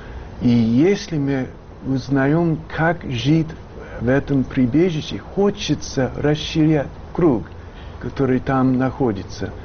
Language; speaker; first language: Russian; non-native, fluent; English